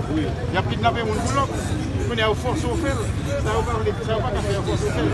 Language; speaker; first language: French; non-native, learner; Haitian Creole